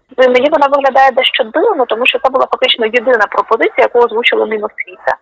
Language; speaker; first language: Ukrainian; native; Ukrainian